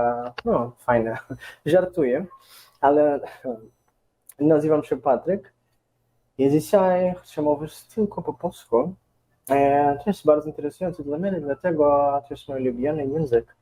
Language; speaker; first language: Polish; non-native, learner; Portuguese